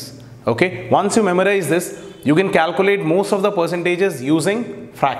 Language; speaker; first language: English; non-native, local second language; Hindi